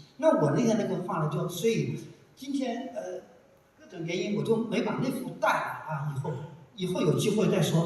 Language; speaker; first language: Chinese; native; Chinese